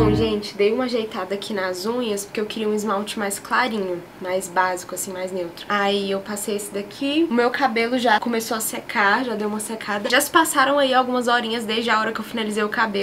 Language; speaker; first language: Portuguese; native; Portuguese